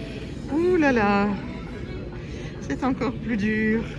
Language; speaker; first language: French; native; French